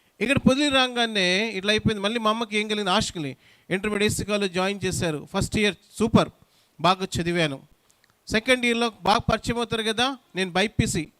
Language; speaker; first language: Telugu; non-native, local second language; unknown